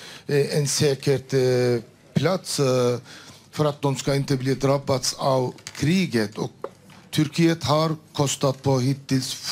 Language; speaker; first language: Swedish; non-native, learner; Turkish